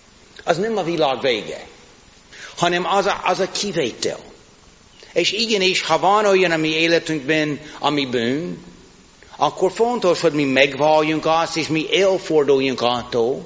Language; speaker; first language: Hungarian; non-native, fluent; English